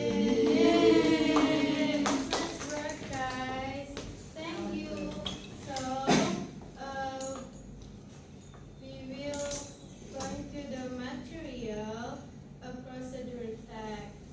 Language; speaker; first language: English; non-native, fluent; Indonesian